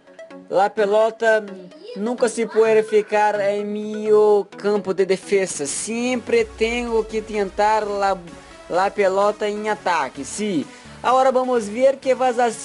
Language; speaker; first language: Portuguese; non-native, learner; Spanish